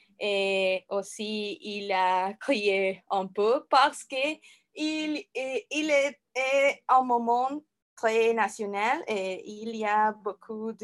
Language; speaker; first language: French; non-native, learner; Spanish